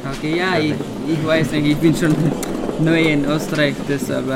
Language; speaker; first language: German; non-native, learner; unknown